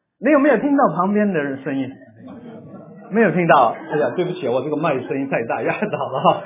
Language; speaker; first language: Chinese; non-native, local second language; Cantonese